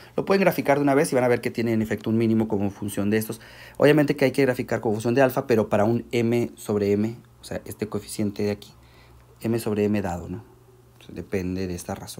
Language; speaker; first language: Spanish; native; Spanish